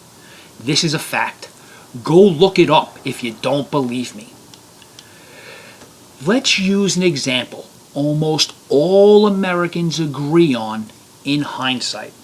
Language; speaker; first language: English; native; English